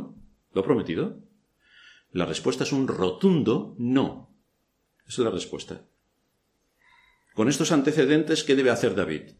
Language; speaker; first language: Spanish; native; Spanish